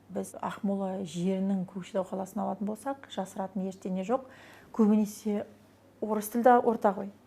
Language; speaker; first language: Kazakh; non-native, local second language; Russian